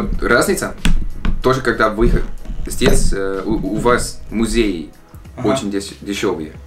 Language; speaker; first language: Russian; non-native, learner; Dutch